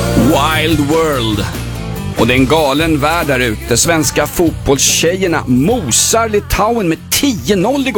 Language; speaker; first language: Swedish; native; Swedish